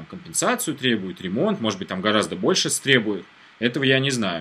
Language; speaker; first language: Russian; native; Russian